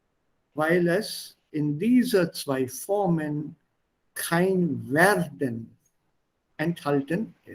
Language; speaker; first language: German; non-native, fluent; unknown